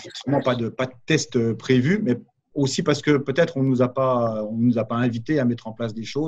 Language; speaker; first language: French; native; French